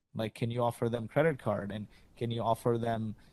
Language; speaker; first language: English; early bilingual, other home language; Arabic